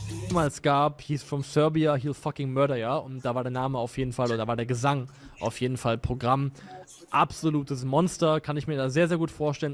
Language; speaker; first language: German; native; German